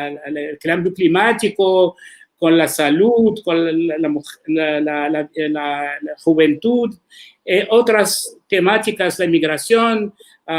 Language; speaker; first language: Spanish; non-native, learner; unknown